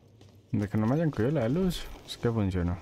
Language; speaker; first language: Spanish; native; Spanish